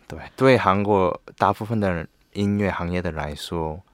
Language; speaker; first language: Chinese; non-native, learner; Korean